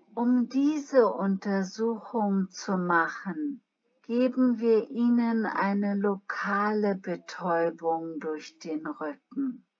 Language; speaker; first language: German; non-native, learner; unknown